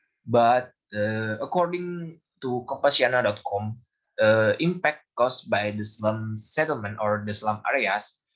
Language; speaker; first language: English; non-native, learner; Indonesian